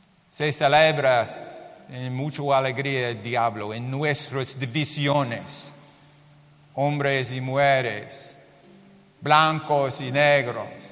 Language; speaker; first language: Spanish; non-native, learner; English